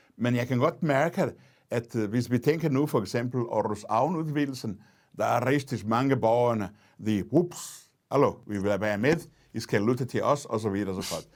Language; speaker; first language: Danish; non-native, fluent; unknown